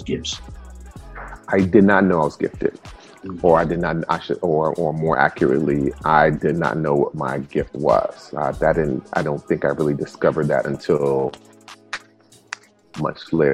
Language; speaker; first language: English; early bilingual, other home language; Spanish